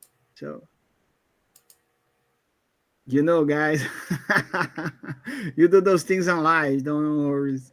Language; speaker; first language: English; non-native, fluent; Portuguese